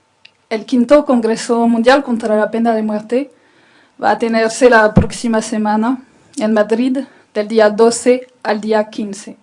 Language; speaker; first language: Spanish; non-native, fluent; French